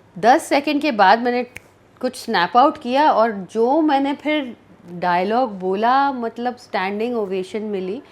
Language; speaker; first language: Hindi; early bilingual, heritage; Hindi